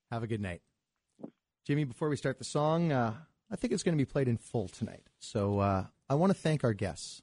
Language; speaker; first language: English; native; English